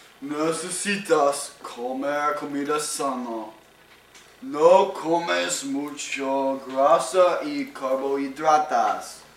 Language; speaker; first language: Spanish; non-native, learner; English